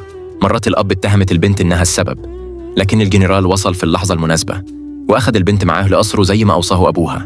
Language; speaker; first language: Arabic; native; Arabic